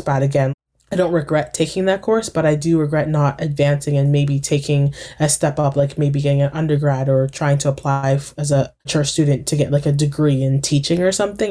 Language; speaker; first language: English; native; English